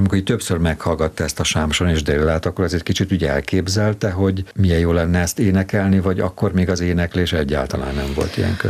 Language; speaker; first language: Hungarian; native; Hungarian